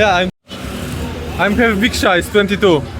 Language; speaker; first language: English; non-native, learner; Polish